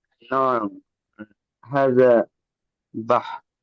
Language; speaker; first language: Arabic; non-native, learner; Bangla